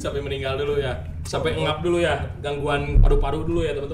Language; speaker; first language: Indonesian; native; Indonesian